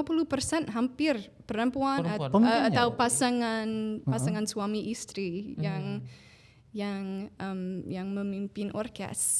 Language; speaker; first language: Indonesian; non-native, fluent; English